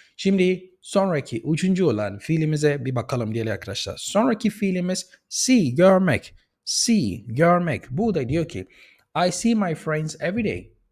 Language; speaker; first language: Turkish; non-native, fluent; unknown